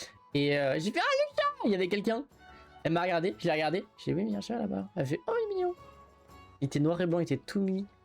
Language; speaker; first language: French; native; French